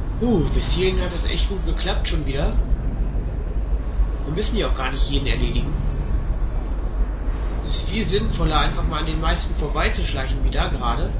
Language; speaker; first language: German; native; German